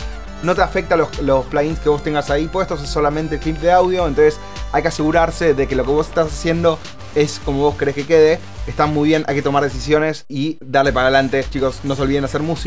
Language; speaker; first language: Spanish; native; Spanish